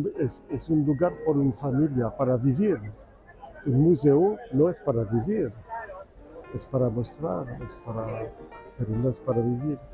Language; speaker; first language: Spanish; non-native, fluent; French